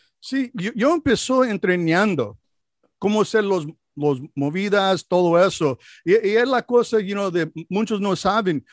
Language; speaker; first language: Spanish; non-native, learner; English